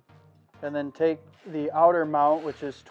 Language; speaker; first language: English; native; English